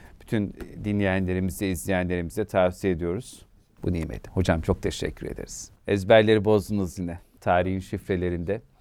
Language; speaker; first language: Turkish; native; Turkish